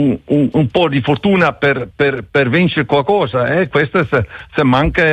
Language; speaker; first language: Italian; non-native, learner; Dutch